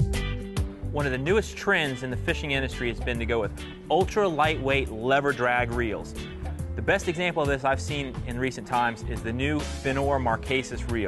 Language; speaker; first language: English; native; English